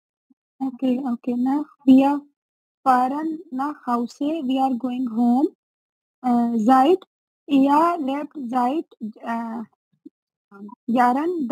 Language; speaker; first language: German; non-native, learner; Urdu